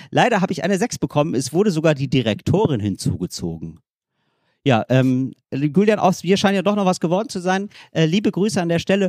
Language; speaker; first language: German; native; German